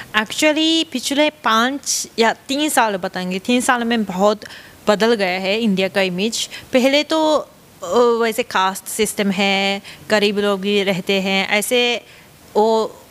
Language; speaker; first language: Hindi; non-native, fluent; Japanese